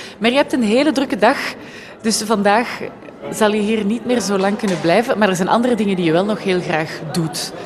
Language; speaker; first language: Dutch; native; Dutch